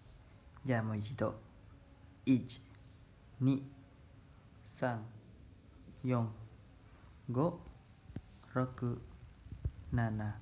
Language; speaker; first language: Japanese; non-native, learner; Indonesian